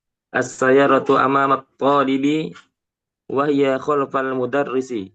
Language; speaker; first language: Arabic; non-native, learner; Indonesian